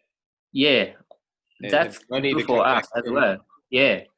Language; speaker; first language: English; non-native, learner; Japanese